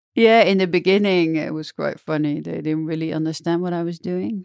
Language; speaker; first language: English; non-native, fluent; Dutch